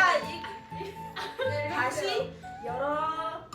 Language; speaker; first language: Korean; non-native, learner; Chinese